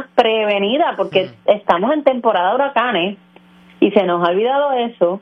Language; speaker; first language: Spanish; native; Spanish